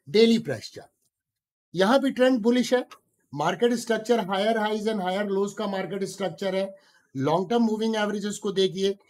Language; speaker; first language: Hindi; native; Hindi